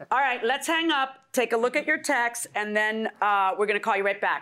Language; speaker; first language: English; early bilingual, other home language; Spanish